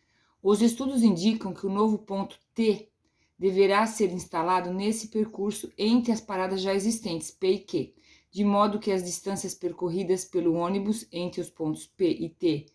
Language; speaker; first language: Portuguese; native; Portuguese